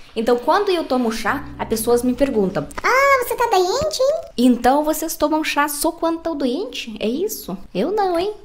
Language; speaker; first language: Portuguese; non-native, fluent; Russian